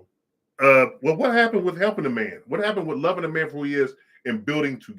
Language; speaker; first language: English; native; English